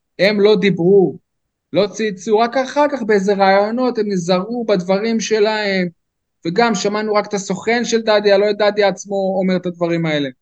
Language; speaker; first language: Hebrew; native; Hebrew